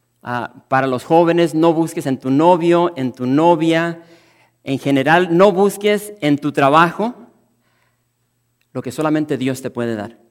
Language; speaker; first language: Spanish; native; Spanish